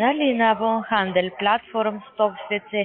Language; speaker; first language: German; non-native, learner; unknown